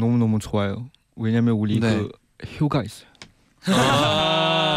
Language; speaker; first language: Korean; non-native, learner; Chinese